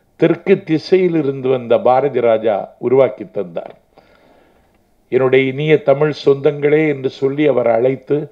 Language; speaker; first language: Tamil; native; Tamil